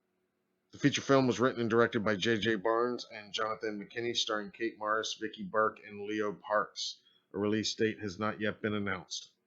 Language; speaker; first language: English; native; English